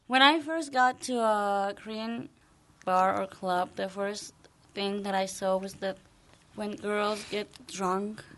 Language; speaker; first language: English; non-native, fluent; Spanish